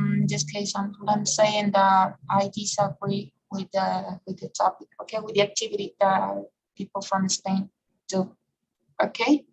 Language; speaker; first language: English; non-native, fluent; Spanish